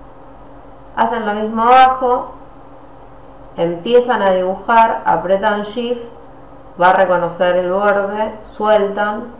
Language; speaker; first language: Spanish; native; Spanish